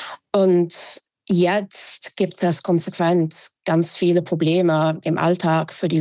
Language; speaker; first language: German; non-native, fluent; English